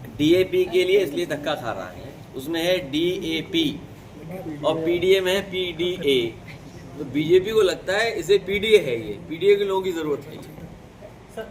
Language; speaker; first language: Hindi; native; Hindi